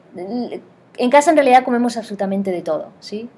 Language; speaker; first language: Spanish; native; Spanish